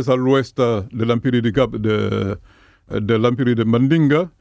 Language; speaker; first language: Catalan; non-native, fluent; Mandingo